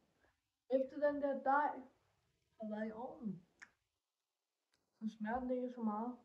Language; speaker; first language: Danish; native; Danish